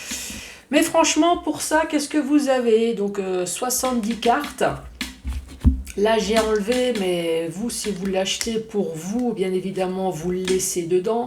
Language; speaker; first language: French; native; French